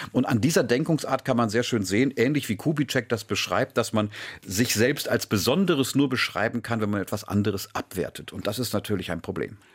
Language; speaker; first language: German; native; German